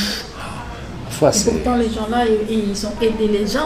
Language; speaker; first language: French; non-native, learner; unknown